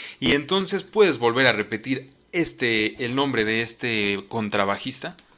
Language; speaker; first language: Spanish; native; Spanish